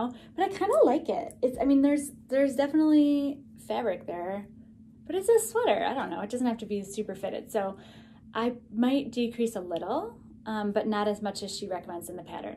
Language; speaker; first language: English; native; English